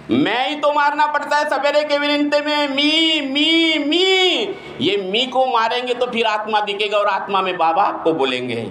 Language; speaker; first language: Hindi; non-native, local second language; Marathi